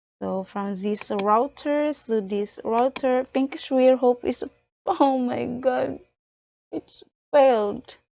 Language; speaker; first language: English; non-native, learner; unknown